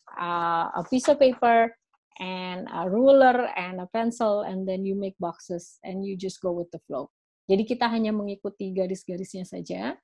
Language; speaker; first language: English; non-native, fluent; Indonesian